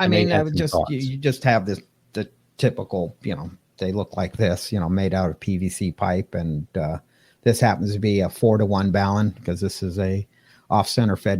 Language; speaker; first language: English; native; English